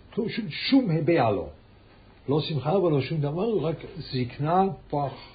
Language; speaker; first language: Hebrew; non-native, fluent; English